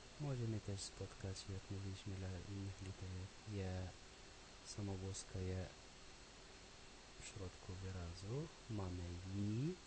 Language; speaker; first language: Polish; non-native, learner; Arabic